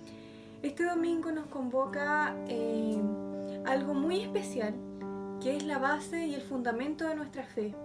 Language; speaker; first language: Spanish; native; Spanish